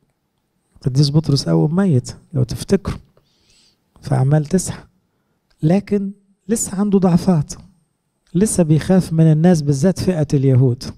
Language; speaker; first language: Arabic; native; Arabic